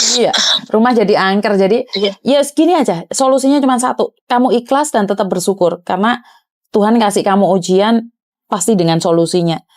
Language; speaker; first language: Indonesian; non-native, local second language; Javanese